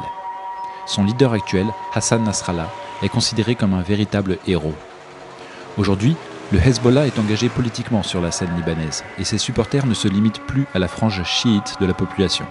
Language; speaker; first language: French; native; French